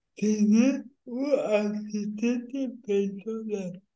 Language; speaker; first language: Spanish; native; Spanish